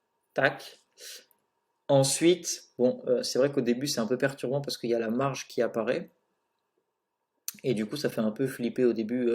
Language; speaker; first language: French; native; French